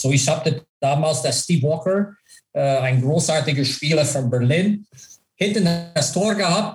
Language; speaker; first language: German; non-native, learner; English